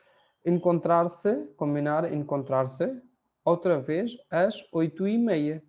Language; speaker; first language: Portuguese; non-native, fluent; Hindi